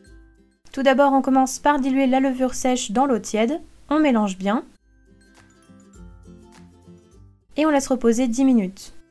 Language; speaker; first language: French; native; French